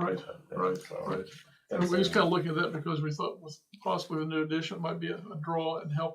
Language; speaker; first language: English; native; English